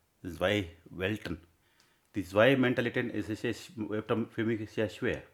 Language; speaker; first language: German; non-native, learner; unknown